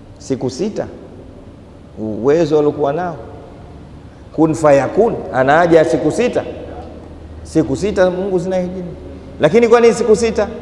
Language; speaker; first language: Swahili; native; Swahili